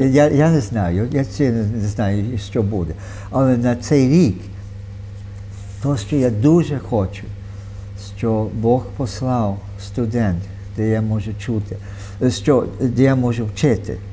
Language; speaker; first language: Ukrainian; early bilingual, heritage; Ukrainian